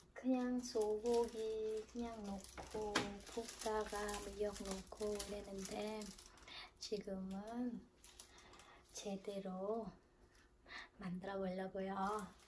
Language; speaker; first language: Korean; non-native, fluent; Khmer